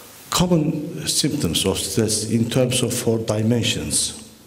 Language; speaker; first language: English; non-native, fluent; Turkish